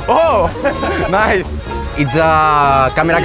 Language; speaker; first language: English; non-native, learner; Spanish